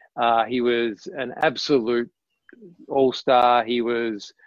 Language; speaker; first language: English; native; English